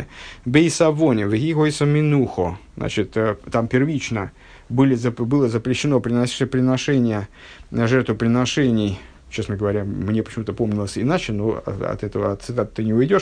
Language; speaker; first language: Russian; native; Russian